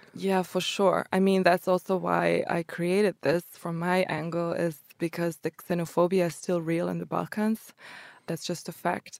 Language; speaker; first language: English; early bilingual, other home language; Croatian